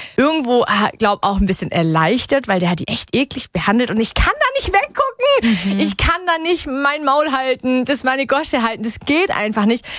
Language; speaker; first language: German; native; German